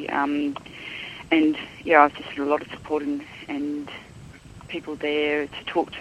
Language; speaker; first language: English; native; English